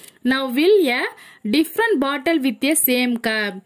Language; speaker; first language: English; non-native, local second language; Tamil